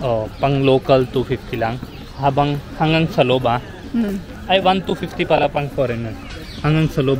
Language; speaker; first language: Filipino; non-native, learner; Hindi